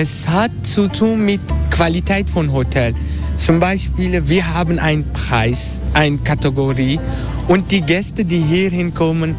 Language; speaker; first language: German; non-native, learner; Turkish